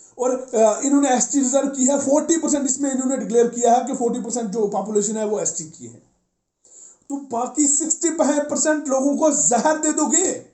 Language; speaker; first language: Hindi; non-native, local second language; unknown